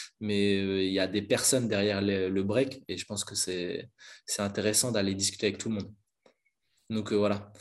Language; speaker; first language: French; native; French